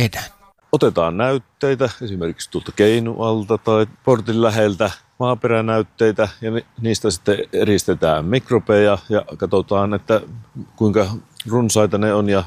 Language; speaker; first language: Finnish; native; Finnish